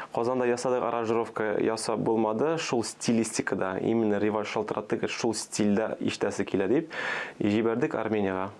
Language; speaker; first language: Tatar; early bilingual, other home language; Armenian